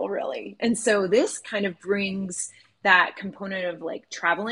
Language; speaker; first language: English; native; English